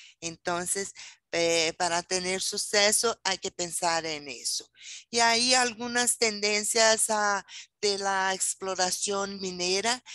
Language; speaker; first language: Spanish; non-native, fluent; Portuguese